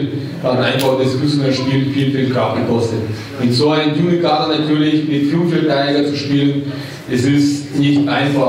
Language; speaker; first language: German; non-native, fluent; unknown